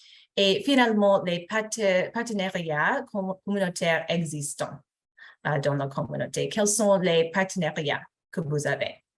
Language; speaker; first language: French; non-native, fluent; English